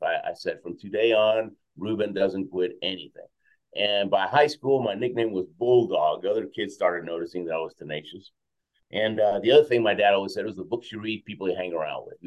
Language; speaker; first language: English; early bilingual, other home language; Spanish